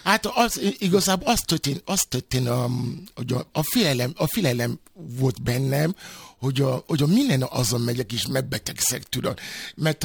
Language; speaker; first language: Hungarian; non-native, fluent; Yoruba